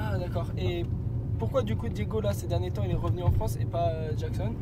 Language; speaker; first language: French; native; French